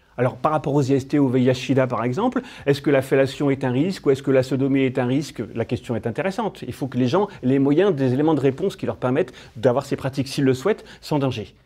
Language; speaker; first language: French; native; French